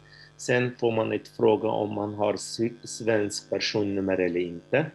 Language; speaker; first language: Swedish; non-native, fluent; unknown